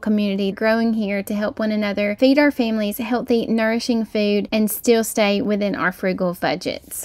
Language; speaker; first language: English; native; English